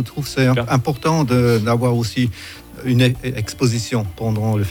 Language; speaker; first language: French; non-native, fluent; German